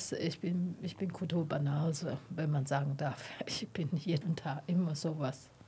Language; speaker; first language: German; non-native, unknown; Chinese